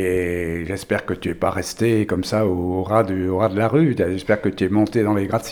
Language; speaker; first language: French; native; French